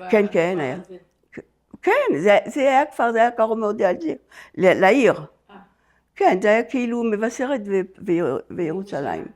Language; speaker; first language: Hebrew; non-native, fluent; French